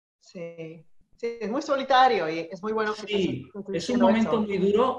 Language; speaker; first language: Spanish; early bilingual, heritage; Spanish